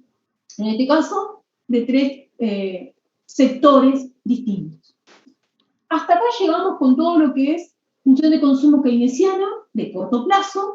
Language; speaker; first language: Spanish; native; Spanish